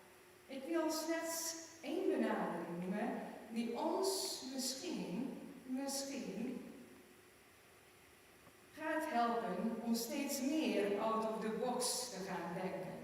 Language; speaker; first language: Dutch; non-native, fluent; German